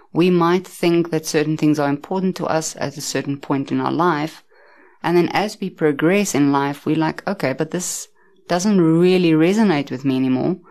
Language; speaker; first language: English; native; English